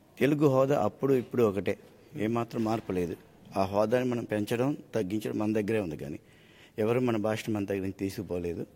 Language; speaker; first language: Telugu; early bilingual, heritage; Telugu